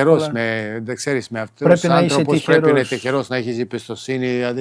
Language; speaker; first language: Greek; non-native, fluent; Serbian